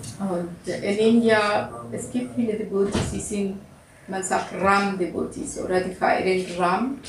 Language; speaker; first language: German; non-native, learner; Russian